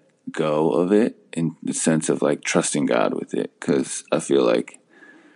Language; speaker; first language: English; native; English